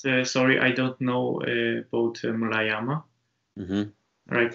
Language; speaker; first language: English; non-native, learner; Japanese